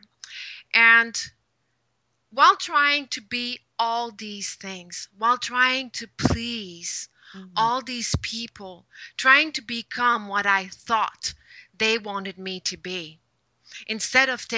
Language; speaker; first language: English; non-native, fluent; French